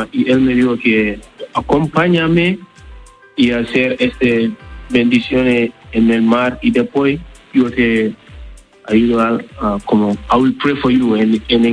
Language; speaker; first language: Spanish; non-native, learner; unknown